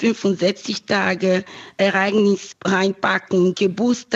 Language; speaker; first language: German; non-native, fluent; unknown